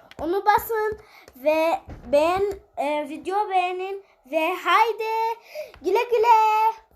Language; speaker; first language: Turkish; early bilingual, heritage; Turkish